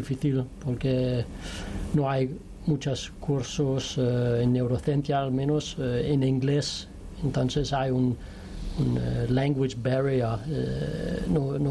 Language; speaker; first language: Spanish; non-native, learner; Danish